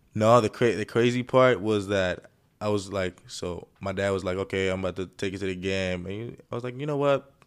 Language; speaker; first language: English; early bilingual, other home language; Greek